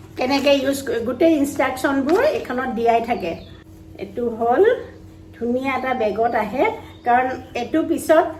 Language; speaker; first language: Assamese; native; Assamese